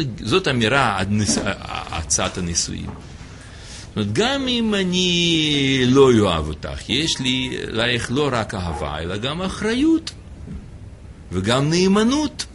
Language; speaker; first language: Hebrew; non-native, fluent; English